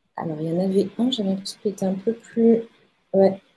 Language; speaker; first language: French; native; French